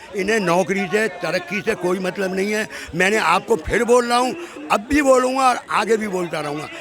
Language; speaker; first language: Hindi; native; Hindi